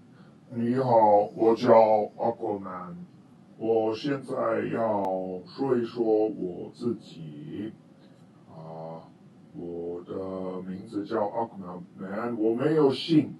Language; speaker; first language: Chinese; non-native, learner; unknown